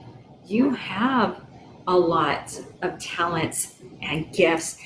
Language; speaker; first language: English; native; English